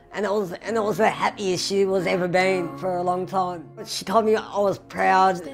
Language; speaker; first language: English; native; English